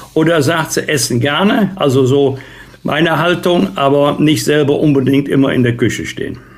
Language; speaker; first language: German; native; German